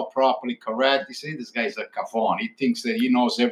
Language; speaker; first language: English; non-native, fluent; Italian